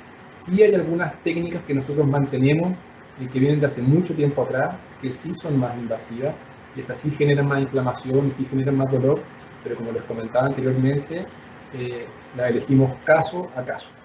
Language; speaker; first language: Spanish; native; Spanish